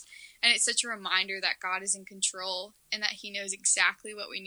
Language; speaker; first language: English; native; English